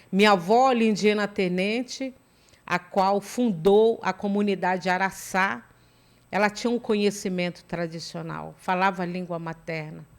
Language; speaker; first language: Portuguese; native; Portuguese